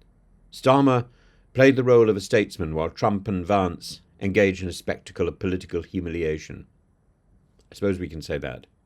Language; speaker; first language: English; native; English